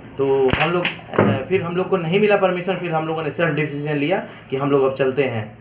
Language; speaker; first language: Hindi; native; Hindi